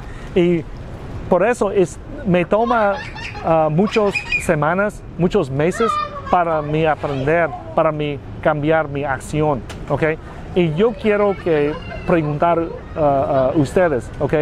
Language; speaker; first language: Spanish; non-native, learner; Vietnamese